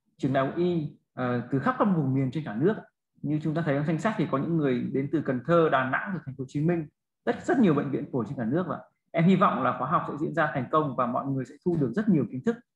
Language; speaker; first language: Vietnamese; native; Vietnamese